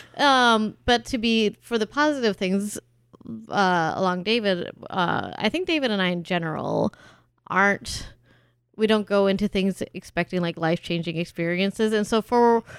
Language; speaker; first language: English; early bilingual, other home language; German